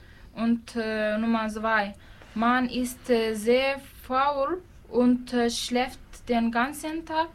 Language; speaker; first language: German; non-native, learner; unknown